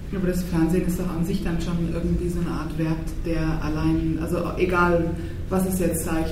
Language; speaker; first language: German; native; German